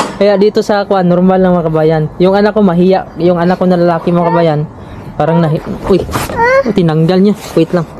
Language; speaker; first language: Filipino; non-native, local second language; Cebuano